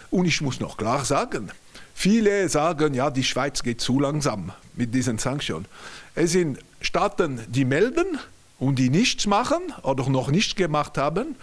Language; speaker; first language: German; non-native, local second language; French